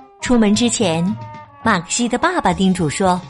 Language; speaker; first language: Chinese; native; Chinese